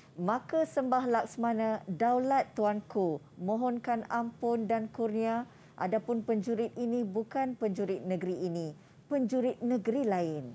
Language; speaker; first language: Malay; native; Malay